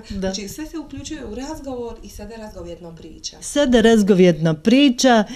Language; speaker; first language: Croatian; native; Croatian